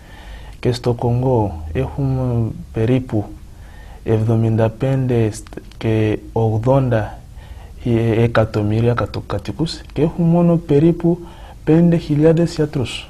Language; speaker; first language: Greek; non-native, fluent; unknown